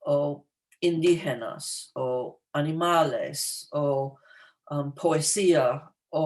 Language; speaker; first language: Spanish; non-native, fluent; English